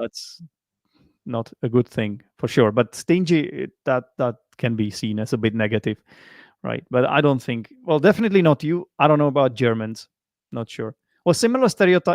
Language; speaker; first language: English; non-native, fluent; Czech